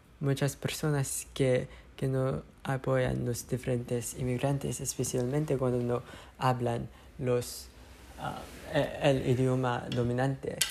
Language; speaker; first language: Spanish; non-native, learner; English